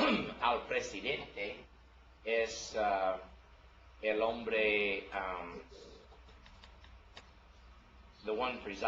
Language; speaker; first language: Spanish; non-native, learner; English